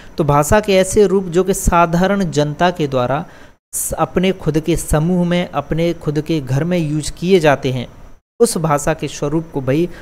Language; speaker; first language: Hindi; native; Hindi